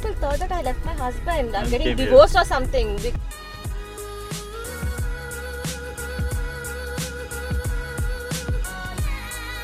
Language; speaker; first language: English; non-native, local second language; Kannada